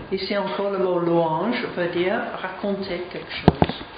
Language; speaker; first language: French; non-native, fluent; English